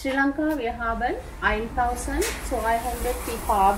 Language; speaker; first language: German; non-native, learner; Sinhala